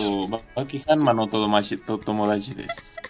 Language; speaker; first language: Japanese; non-native, learner; Spanish